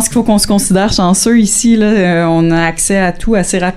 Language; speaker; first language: French; native; French